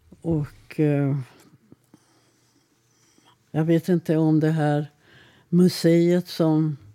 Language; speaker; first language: Swedish; non-native, fluent; Hungarian